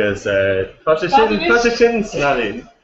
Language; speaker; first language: Irish; non-native, local second language; English